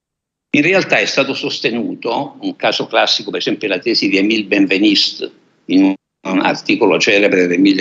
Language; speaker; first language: Italian; native; Italian